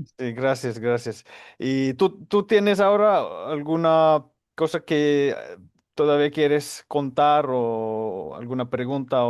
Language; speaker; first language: Spanish; non-native, fluent; Finnish